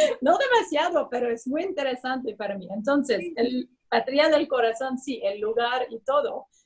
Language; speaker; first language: Spanish; non-native, fluent; French